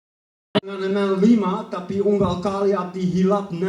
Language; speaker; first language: Sundanese; non-native, learner; Dutch